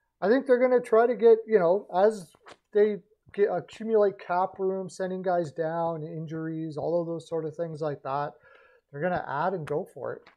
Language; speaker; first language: English; native; English